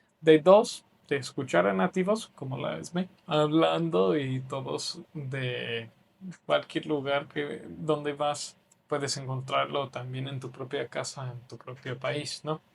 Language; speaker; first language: Spanish; non-native, fluent; English